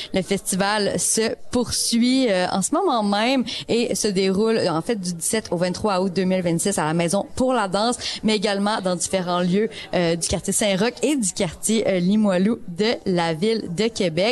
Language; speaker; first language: French; native; French